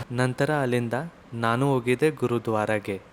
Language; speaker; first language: Kannada; non-native, learner; Hindi